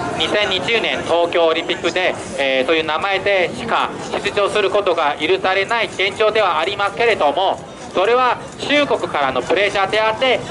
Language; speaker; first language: Japanese; non-native, fluent; Chinese